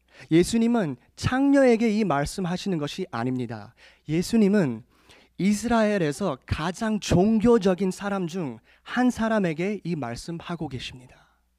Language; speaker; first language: Korean; early bilingual, heritage; Korean